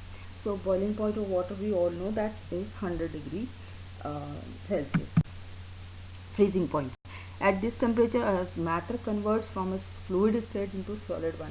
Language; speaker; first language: English; non-native, local second language; Hindi